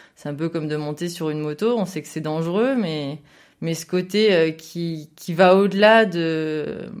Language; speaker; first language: French; native; French